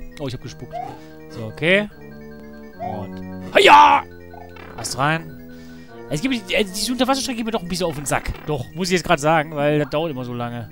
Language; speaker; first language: German; native; German